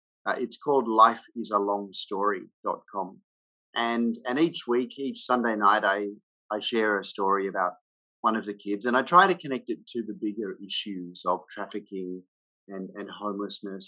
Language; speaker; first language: English; native; English